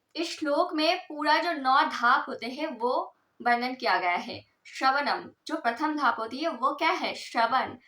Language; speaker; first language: Hindi; non-native, local second language; Bangla